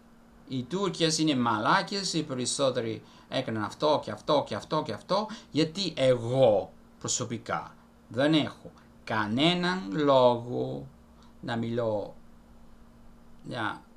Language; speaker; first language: Greek; non-native, fluent; Italian